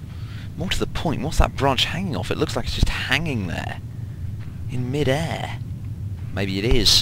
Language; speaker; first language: English; native; English